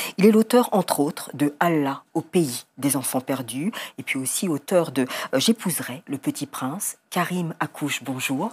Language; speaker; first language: French; native; French